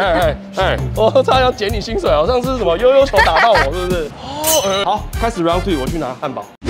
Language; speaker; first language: Chinese; native; Chinese